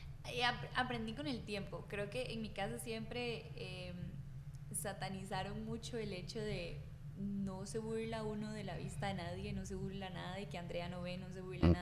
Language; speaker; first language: Spanish; native; Spanish